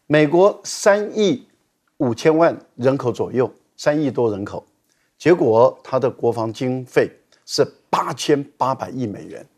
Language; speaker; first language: Chinese; native; Chinese